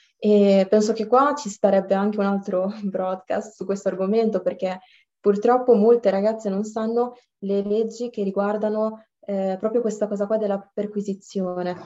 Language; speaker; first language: Italian; early bilingual, other home language; Arabic